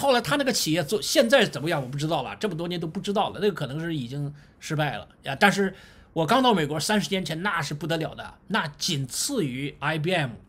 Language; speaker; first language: Chinese; native; Chinese